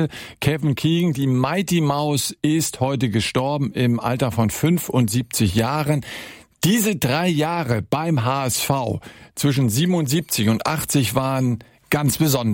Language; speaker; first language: German; native; German